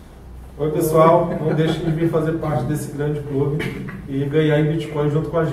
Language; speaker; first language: Portuguese; native; Portuguese